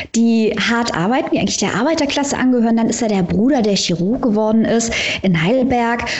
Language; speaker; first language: German; native; German